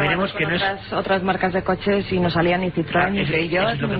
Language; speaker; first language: Spanish; native; Spanish